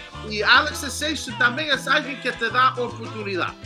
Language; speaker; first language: Spanish; early bilingual, heritage; Spanish